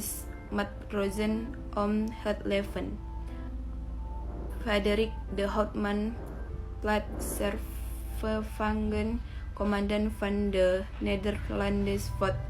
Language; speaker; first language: Dutch; non-native, learner; Indonesian